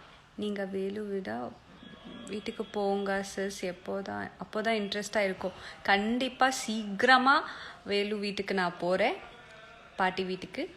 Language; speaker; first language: Tamil; non-native, fluent; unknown